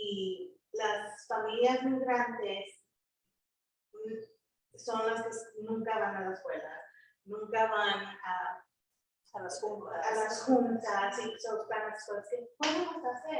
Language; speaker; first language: Spanish; early bilingual, heritage; Spanish